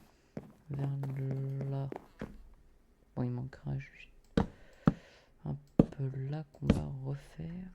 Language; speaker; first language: French; native; French